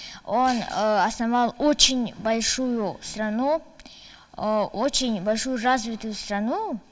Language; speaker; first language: Russian; non-native, local second language; Tajik